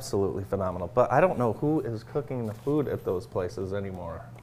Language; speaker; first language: English; native; English